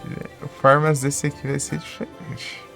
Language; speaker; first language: Portuguese; native; Portuguese